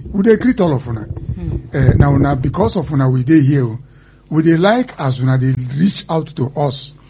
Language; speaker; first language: Nigerian Pidgin; non-native, local second language; Igbo